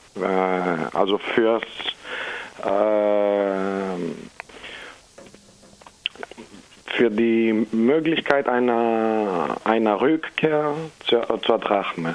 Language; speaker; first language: German; non-native, fluent; Greek